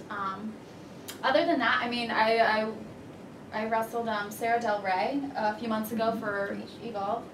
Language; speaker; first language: English; native; English